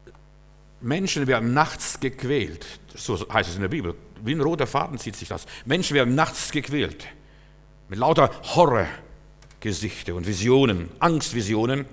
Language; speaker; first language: German; native; German